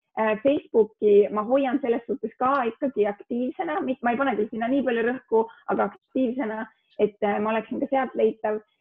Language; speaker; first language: Estonian; early bilingual, heritage; Estonian